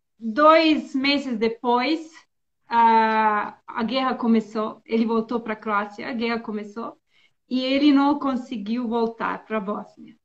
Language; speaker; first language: Portuguese; non-native, learner; Bosnian